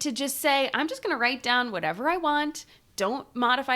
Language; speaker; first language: English; native; English